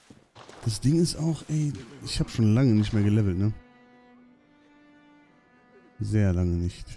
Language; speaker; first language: German; native; German